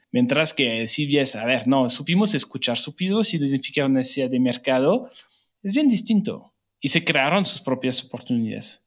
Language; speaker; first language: Spanish; non-native, fluent; French